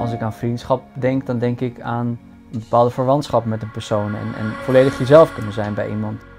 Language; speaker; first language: Dutch; early bilingual, other home language; Bosnian